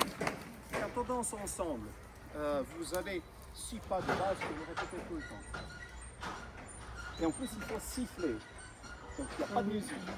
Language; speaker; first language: French; non-native, fluent; Serbian